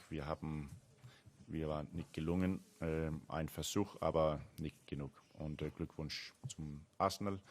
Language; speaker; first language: German; non-native, learner; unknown